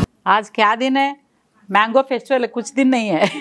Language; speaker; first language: Hindi; non-native, local second language; Telugu